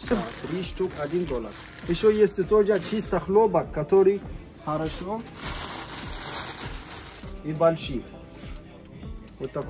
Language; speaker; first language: Russian; non-native, learner; Arabic